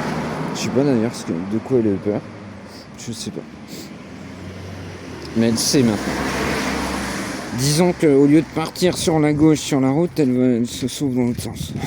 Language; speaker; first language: French; native; French